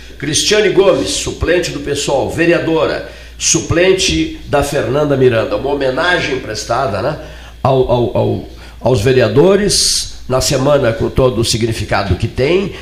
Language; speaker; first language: Portuguese; native; Portuguese